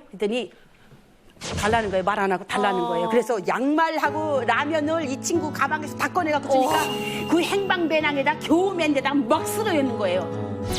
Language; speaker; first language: Korean; native; Korean